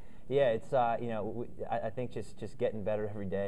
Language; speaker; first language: English; native; English